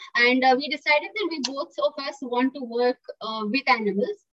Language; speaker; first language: English; non-native, local second language; Marathi